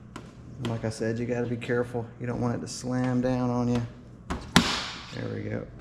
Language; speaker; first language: English; native; English